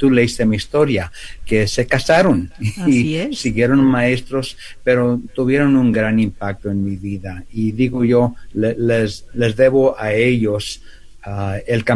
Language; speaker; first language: Spanish; early bilingual, heritage; Spanish